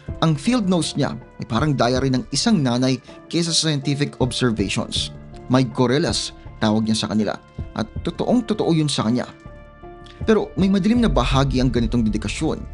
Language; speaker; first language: Filipino; native; Filipino